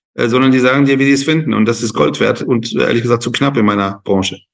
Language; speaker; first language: German; non-native, fluent; Persian